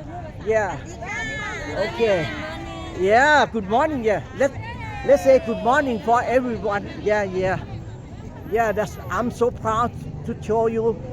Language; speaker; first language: English; non-native, learner; Thai